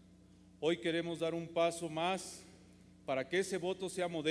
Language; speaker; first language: Spanish; native; Spanish